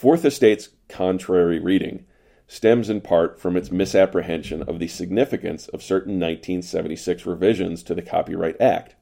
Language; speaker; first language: English; native; English